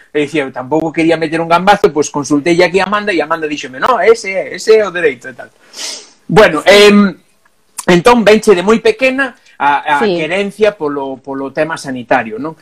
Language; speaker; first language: Galician; non-native, local second language; Spanish